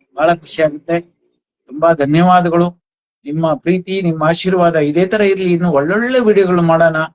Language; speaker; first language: Kannada; non-native, local second language; Konkani